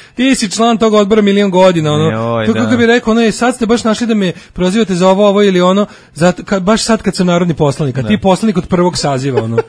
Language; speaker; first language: Serbian; native; Serbian